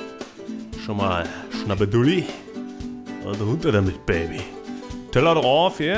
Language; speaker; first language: German; native; German